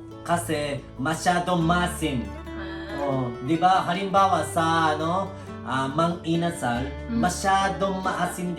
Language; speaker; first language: Filipino; non-native, learner; Japanese